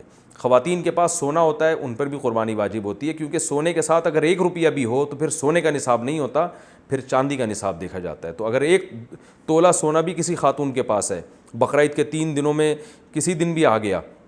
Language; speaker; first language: Urdu; native; Urdu